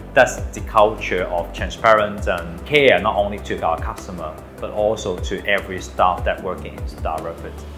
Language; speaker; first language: English; non-native, fluent; Danish